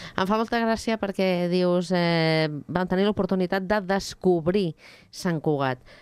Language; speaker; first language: Catalan; native; Catalan